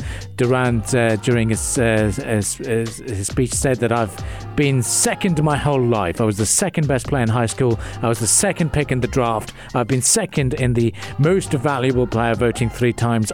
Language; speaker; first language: English; non-native, local second language; Urdu